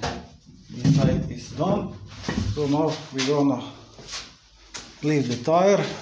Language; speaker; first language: English; non-native, learner; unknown